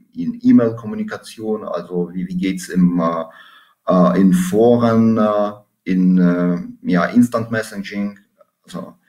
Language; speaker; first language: German; non-native, fluent; Russian